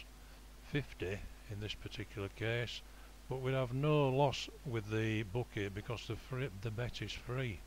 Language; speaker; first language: English; native; English